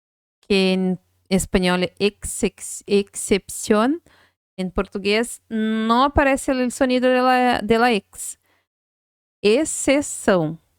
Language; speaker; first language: Spanish; non-native, fluent; Portuguese